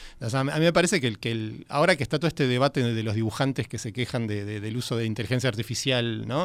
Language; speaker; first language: Spanish; native; Spanish